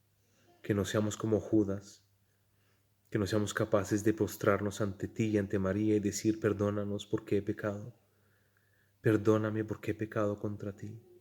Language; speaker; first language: Spanish; native; Spanish